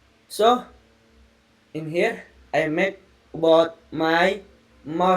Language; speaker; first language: English; non-native, learner; Indonesian